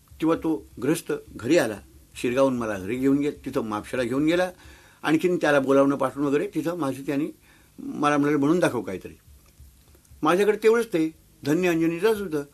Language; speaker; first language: Marathi; non-native, local second language; Konkani